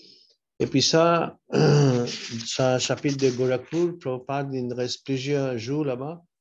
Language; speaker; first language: French; non-native, local second language; Morisyen